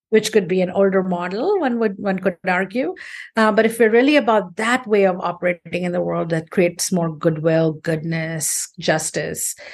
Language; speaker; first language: English; non-native, local second language; Hindi